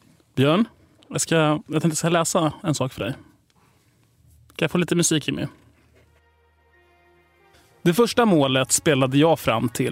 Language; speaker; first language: Swedish; native; Swedish